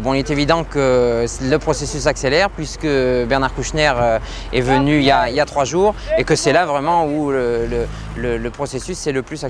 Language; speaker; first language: French; native; French